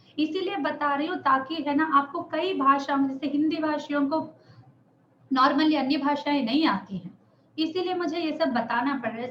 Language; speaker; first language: Hindi; non-native, local second language; Telugu